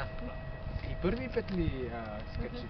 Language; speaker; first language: Bulgarian; non-native, learner; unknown